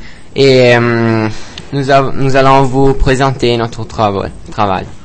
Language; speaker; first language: French; non-native, learner; Italian